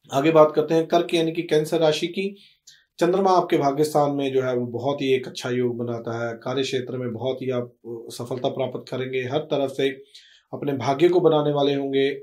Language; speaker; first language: Hindi; native; Hindi